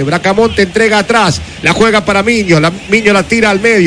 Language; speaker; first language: Spanish; native; Spanish